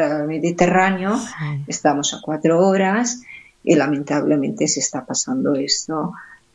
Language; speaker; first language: Catalan; non-native, fluent; Arabic